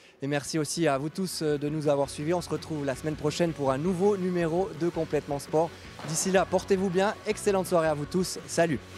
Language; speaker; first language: French; native; French